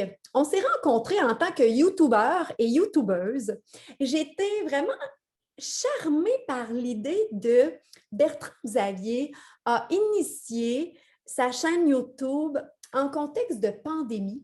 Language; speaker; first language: French; native; French